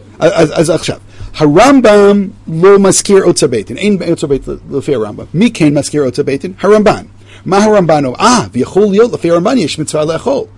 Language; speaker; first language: Hebrew; non-native, fluent; English